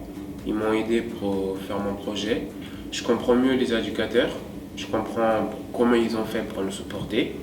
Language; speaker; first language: French; non-native, local second language; Wolof